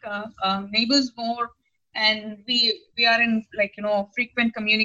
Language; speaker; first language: English; non-native, local second language; Telugu